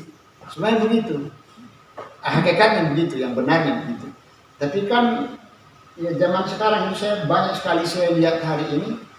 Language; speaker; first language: Indonesian; non-native, local second language; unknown